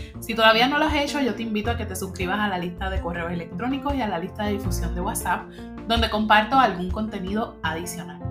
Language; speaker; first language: Spanish; native; Spanish